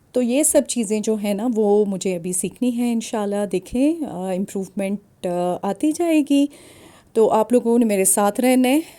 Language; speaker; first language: Urdu; non-native, local second language; Punjabi